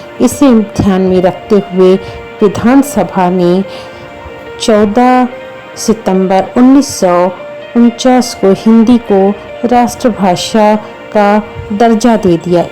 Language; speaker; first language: Hindi; non-native, local second language; Sindhi